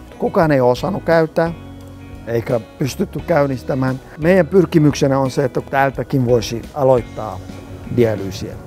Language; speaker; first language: Finnish; non-native, fluent; Somali